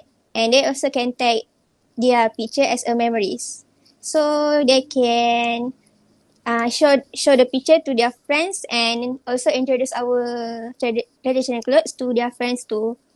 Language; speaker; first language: English; non-native, local second language; Malay